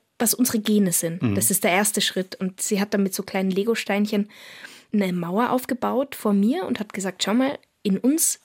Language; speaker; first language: German; native; German